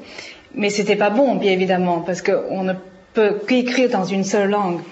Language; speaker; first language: French; non-native, fluent; Chinese